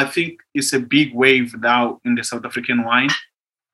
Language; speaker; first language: English; non-native, local second language; Xhosa